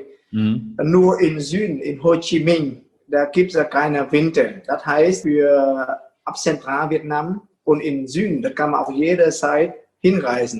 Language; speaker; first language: German; non-native, fluent; Vietnamese